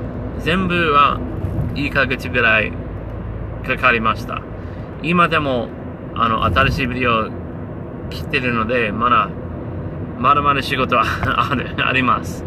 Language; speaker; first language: Japanese; non-native, learner; English